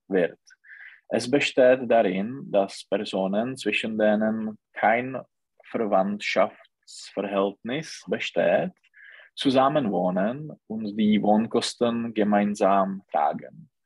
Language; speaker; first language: German; non-native, learner; Czech